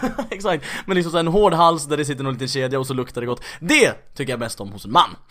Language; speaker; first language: Swedish; native; Swedish